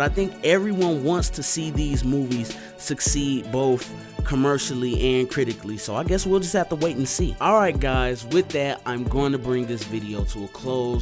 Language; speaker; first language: English; native; English